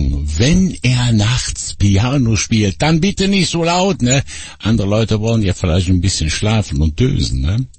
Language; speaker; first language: German; native; German